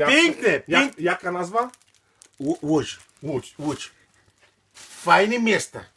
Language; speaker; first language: Polish; non-native, learner; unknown